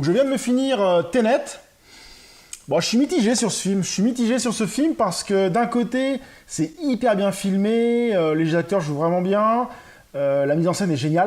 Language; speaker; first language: French; native; French